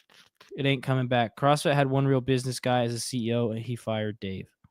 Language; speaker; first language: English; native; English